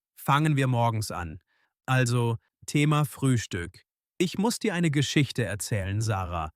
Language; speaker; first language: German; non-native, fluent; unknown